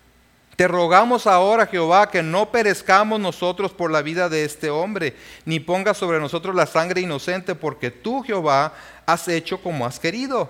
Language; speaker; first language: Spanish; native; Spanish